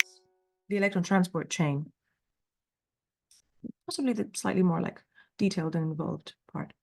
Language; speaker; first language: English; native; English